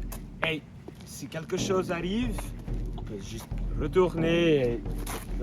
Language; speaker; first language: French; non-native, learner; English